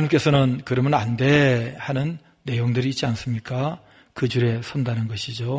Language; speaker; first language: Korean; native; Korean